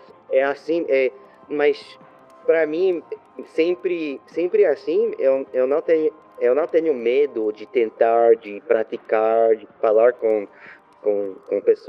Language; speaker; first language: Portuguese; non-native, learner; French